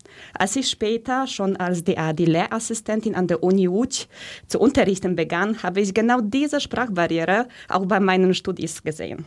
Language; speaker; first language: German; early bilingual, other home language; Polish